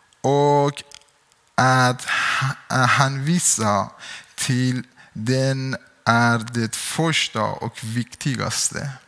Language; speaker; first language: Swedish; non-native, learner; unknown